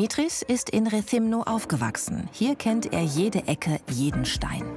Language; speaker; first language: German; native; German